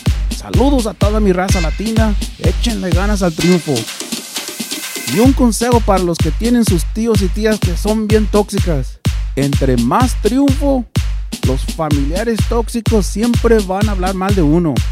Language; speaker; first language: Spanish; early bilingual, heritage; Spanish